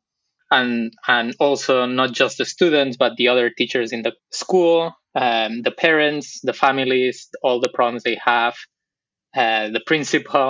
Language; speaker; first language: English; non-native, fluent; Spanish